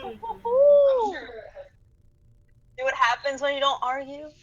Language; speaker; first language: English; native; English